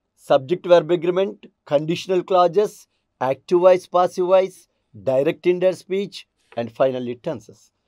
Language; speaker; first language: English; non-native, local second language; Telugu